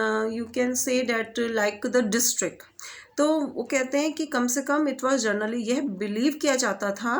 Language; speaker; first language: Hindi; native; Hindi